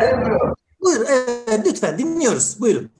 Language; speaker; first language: Turkish; native; Turkish